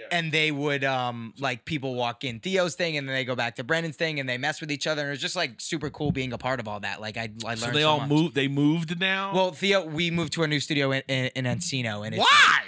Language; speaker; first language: English; native; English